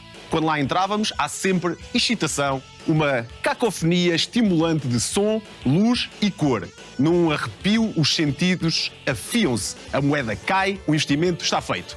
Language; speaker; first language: Portuguese; native; Portuguese